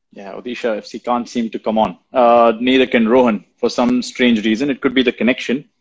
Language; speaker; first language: English; non-native, local second language; Hindi